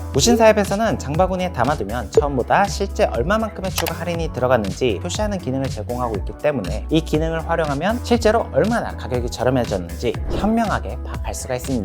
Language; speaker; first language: Korean; native; Korean